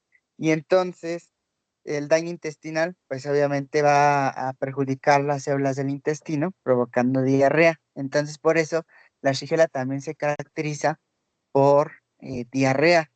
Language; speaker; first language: Spanish; native; Spanish